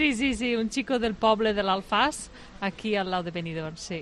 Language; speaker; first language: Spanish; non-native, fluent; English